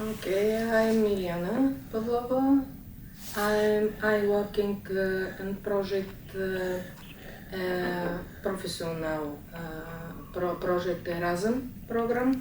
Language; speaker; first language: English; non-native, learner; Bulgarian